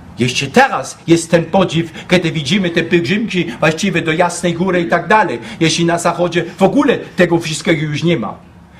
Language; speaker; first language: Polish; non-native, fluent; German